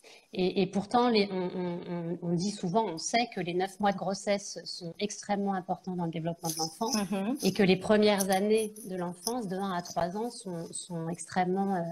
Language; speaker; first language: French; native; French